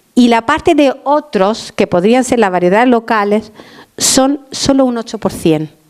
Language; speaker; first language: Spanish; non-native, fluent; Albanian